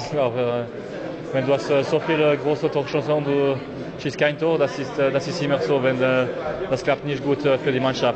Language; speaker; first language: German; non-native, learner; French